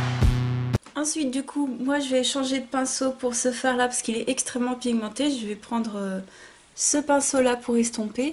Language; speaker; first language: French; native; French